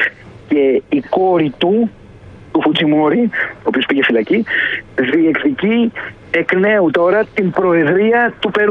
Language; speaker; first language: Greek; native; Greek